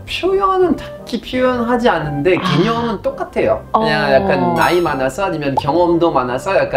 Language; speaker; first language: Korean; non-native, fluent; French